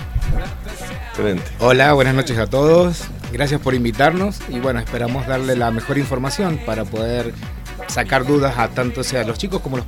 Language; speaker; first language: Spanish; native; Spanish